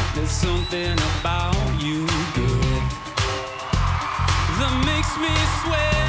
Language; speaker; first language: English; native; English